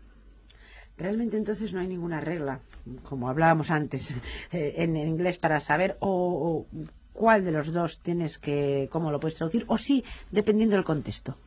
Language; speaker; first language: Spanish; native; Spanish